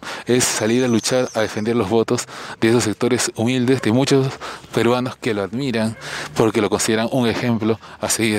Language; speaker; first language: Spanish; native; Spanish